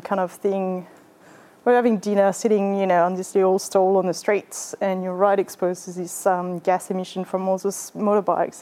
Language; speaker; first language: English; non-native, fluent; French